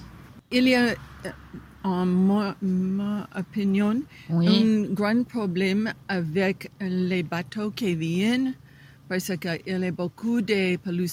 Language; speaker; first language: French; non-native, learner; English